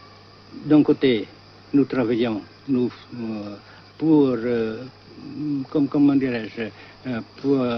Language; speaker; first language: French; non-native, fluent; Vietnamese